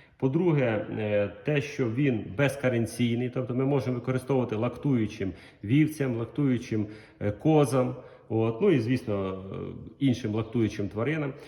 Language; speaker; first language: Ukrainian; non-native, local second language; Russian